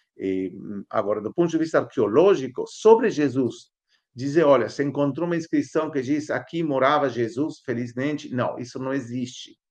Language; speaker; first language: Portuguese; non-native, fluent; Spanish